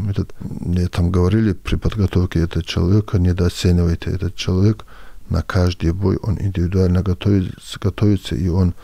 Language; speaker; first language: Russian; non-native, local second language; Avaric